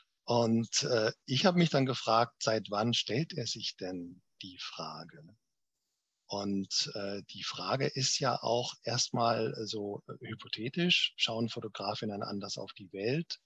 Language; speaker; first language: German; native; German